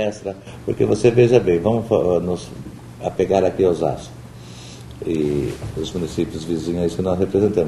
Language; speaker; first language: Portuguese; native; Portuguese